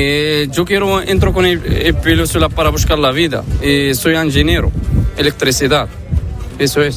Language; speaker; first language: Spanish; non-native, learner; Arabic